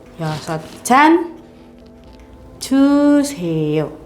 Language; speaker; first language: Korean; non-native, fluent; Indonesian